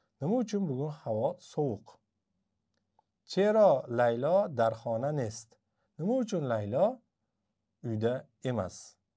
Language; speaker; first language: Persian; non-native, fluent; Uzbek